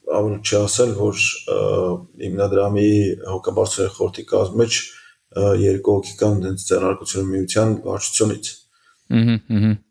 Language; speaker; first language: Armenian; native; Armenian